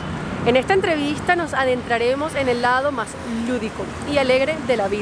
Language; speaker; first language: Spanish; native; Spanish